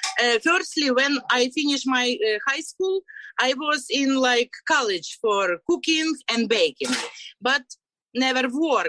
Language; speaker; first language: English; non-native, learner; Ukrainian